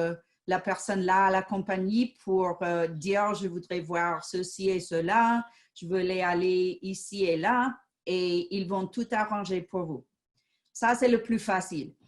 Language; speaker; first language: French; non-native, fluent; English